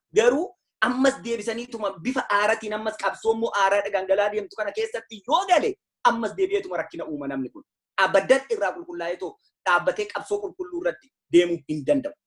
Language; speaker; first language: Oromo; native; Oromo